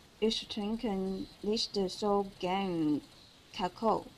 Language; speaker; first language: German; non-native, learner; Chinese